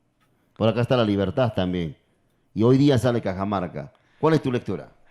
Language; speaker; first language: Spanish; native; Spanish